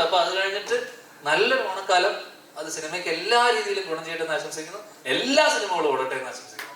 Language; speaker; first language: Malayalam; native; Malayalam